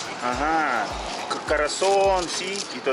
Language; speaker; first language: Spanish; non-native, learner; Russian